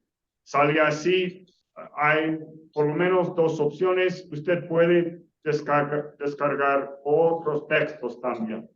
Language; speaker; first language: Spanish; non-native, fluent; English